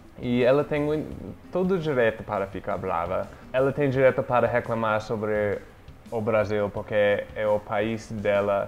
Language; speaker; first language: Portuguese; non-native, fluent; English